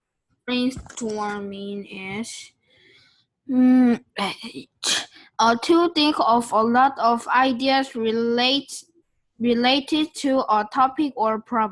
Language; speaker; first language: English; non-native, learner; Korean